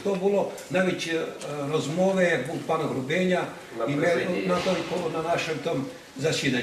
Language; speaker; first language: Ukrainian; early bilingual, heritage; Ukrainian